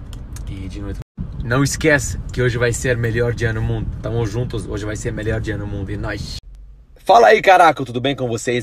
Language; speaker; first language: Portuguese; non-native, fluent; Arabic